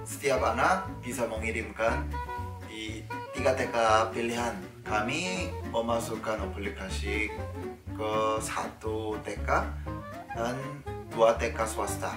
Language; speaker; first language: Indonesian; non-native, fluent; Korean